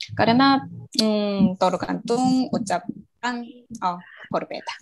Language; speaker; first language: Indonesian; non-native, learner; Korean